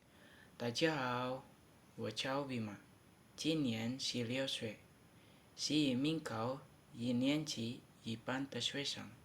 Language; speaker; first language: Chinese; non-native, learner; Indonesian